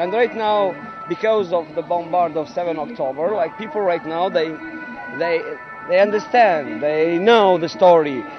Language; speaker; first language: English; non-native, learner; Arabic